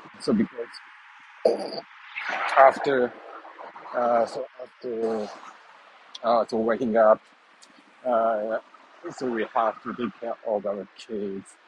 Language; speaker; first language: English; non-native, learner; Japanese